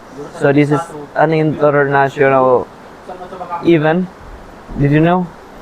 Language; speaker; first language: English; non-native, learner; Indonesian